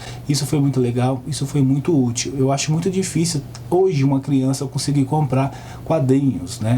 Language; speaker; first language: Portuguese; native; Portuguese